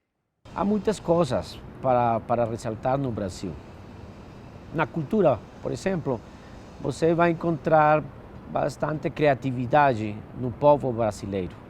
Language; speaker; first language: Portuguese; non-native, fluent; Spanish